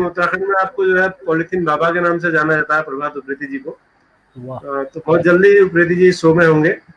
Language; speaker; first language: Hindi; native; Hindi